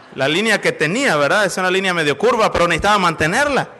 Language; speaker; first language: Spanish; native; Spanish